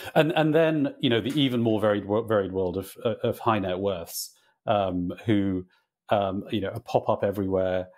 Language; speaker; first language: English; native; English